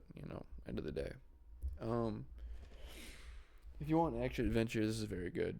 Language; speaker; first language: English; native; English